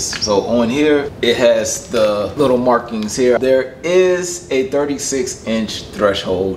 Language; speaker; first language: English; native; English